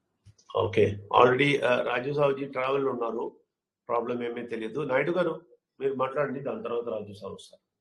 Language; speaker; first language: Telugu; non-native, learner; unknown